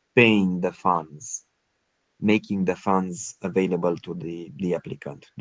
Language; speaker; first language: English; non-native, fluent; Romanian